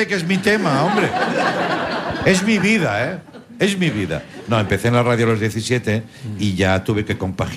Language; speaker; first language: Spanish; native; Spanish